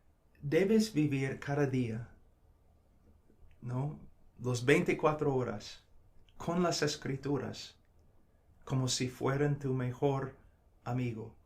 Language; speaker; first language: Spanish; non-native, fluent; English